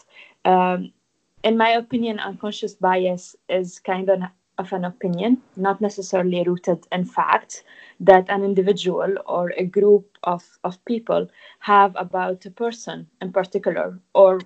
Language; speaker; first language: English; non-native, fluent; Arabic